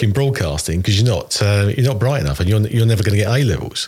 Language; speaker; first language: English; native; English